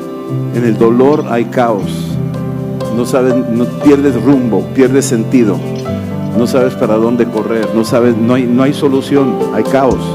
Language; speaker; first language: Spanish; native; Spanish